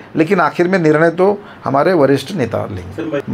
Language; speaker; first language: Hindi; non-native, local second language; Marathi